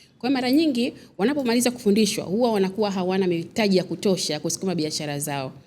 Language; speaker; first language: Swahili; native; Swahili